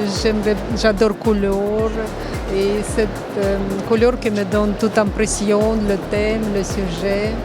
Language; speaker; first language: French; non-native, learner; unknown